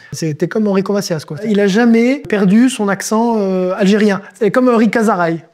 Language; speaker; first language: French; native; French